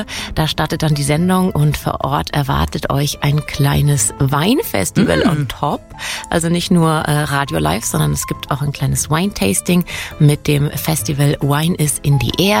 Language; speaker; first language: German; native; German